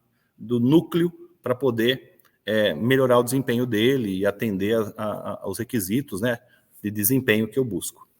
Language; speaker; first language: Portuguese; native; Portuguese